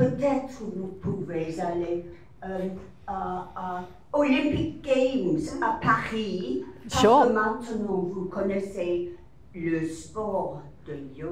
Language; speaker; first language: French; non-native, learner; English